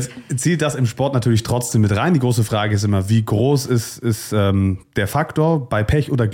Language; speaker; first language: German; native; German